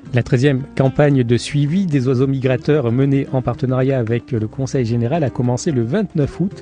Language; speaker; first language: French; native; French